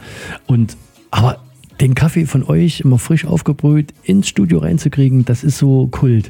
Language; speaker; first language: German; native; German